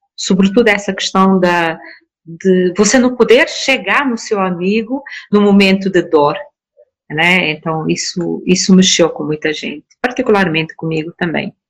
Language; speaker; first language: Portuguese; non-native, local second language; Kabuverdianu